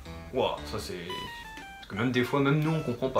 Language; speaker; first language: French; native; French